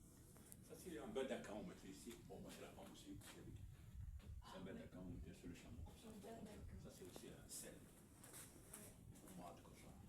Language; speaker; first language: French; non-native, local second language; Arabic